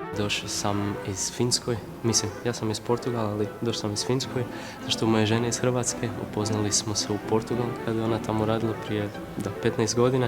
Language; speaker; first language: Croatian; non-native, learner; Portuguese